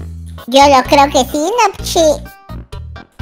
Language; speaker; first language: Spanish; native; Spanish